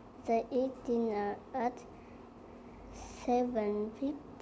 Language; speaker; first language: English; non-native, learner; Vietnamese